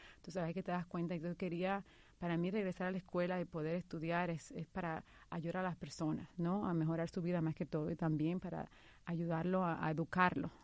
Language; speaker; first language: Spanish; native; Spanish